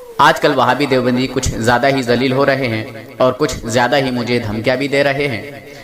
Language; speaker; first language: Urdu; native; Urdu